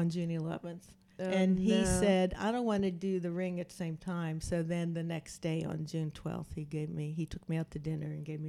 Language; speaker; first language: English; native; English